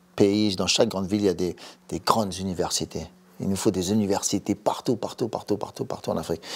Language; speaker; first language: French; native; French